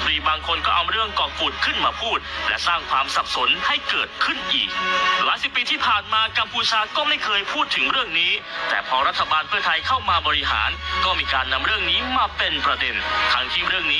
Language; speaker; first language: Thai; native; Thai